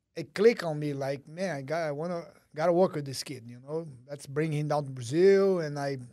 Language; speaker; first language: English; early bilingual, other home language; Portuguese